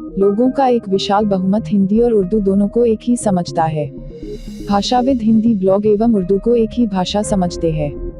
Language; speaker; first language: Hindi; native; Hindi